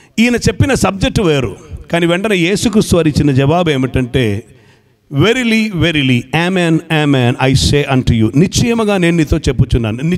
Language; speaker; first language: Telugu; non-native, fluent; Malayalam